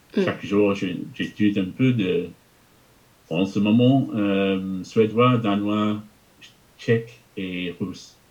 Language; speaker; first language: French; non-native, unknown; English